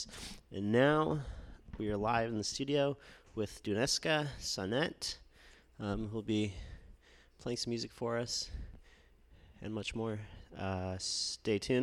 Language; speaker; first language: English; native; English